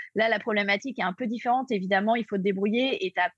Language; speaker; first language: French; native; French